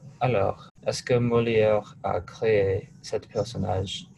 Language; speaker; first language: French; non-native, learner; English